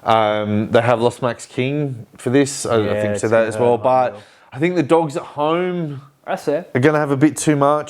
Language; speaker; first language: English; native; English